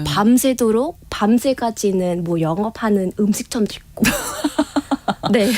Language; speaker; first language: Korean; non-native, fluent; Vietnamese